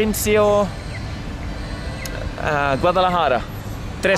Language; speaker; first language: Spanish; non-native, learner; Norwegian